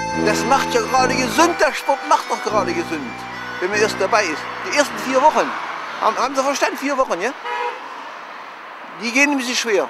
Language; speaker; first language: German; native; German